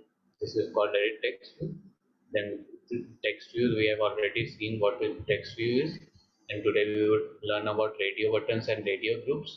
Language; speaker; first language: English; non-native, fluent; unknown